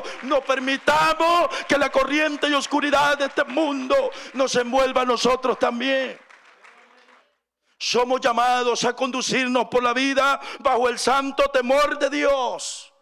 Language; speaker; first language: Spanish; native; Spanish